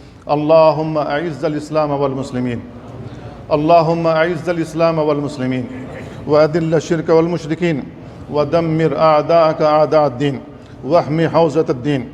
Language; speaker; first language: Arabic; non-native, fluent; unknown